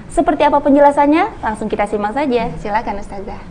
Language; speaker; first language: Indonesian; native; Indonesian